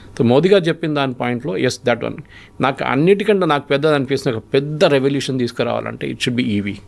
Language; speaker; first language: Telugu; non-native, local second language; Malayalam